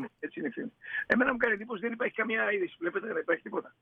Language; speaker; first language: Greek; native; Greek